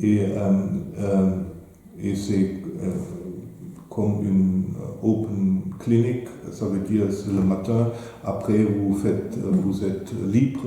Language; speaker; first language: French; non-native, fluent; German